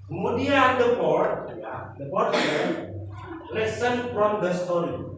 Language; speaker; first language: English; non-native, learner; Indonesian